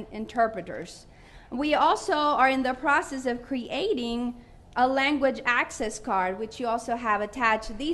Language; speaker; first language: English; non-native, fluent; Spanish